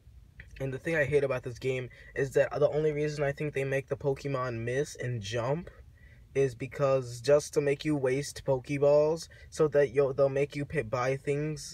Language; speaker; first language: English; native; English